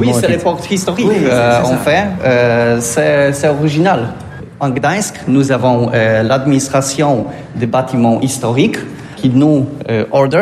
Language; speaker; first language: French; non-native, learner; Polish